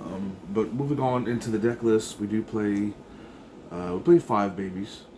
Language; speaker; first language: English; native; English